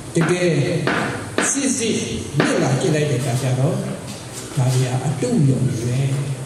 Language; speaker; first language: Burmese; non-native, local second language; S'gaw Karen